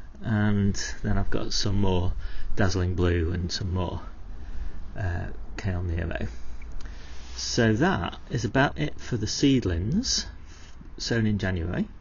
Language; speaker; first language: English; native; English